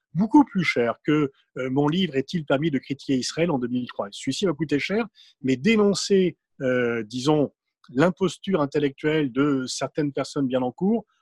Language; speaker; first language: French; native; French